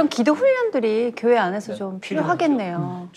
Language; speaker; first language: Korean; native; Korean